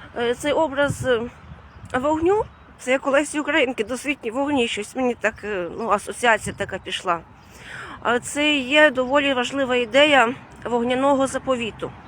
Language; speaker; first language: Ukrainian; non-native, fluent; Latvian